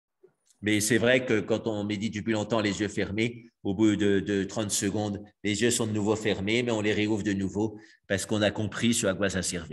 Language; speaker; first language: French; native; French